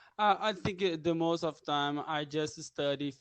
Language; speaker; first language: English; non-native, learner; Portuguese